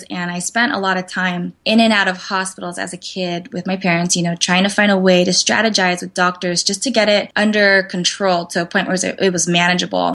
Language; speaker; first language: English; native; English